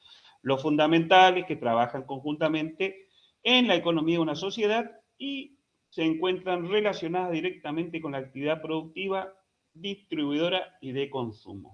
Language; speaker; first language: Spanish; native; Spanish